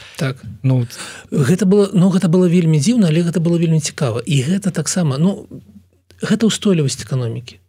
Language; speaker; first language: Belarusian; non-native, local second language; Russian